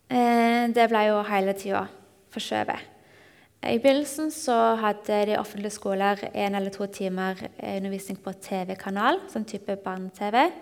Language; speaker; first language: Norwegian; native; Norwegian